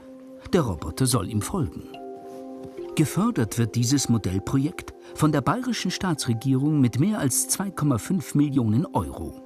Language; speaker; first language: German; native; German